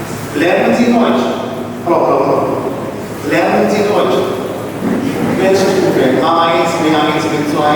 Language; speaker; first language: German; non-native, fluent; Hindi